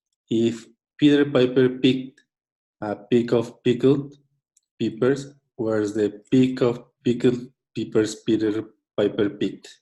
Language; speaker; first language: English; non-native, learner; Spanish